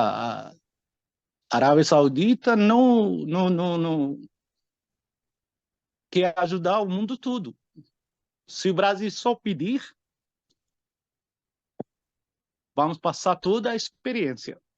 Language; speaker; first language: Portuguese; non-native, fluent; Arabic